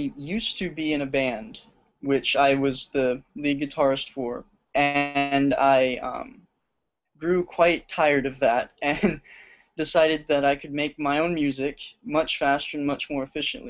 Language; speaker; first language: English; native; English